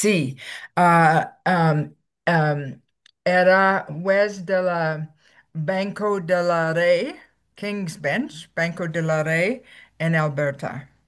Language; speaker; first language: Spanish; non-native, learner; English